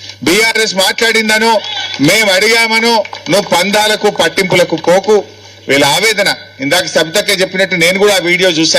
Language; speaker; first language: Telugu; native; Telugu